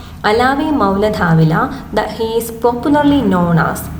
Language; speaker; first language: English; non-native, local second language; Malayalam